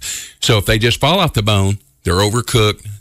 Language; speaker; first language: English; native; English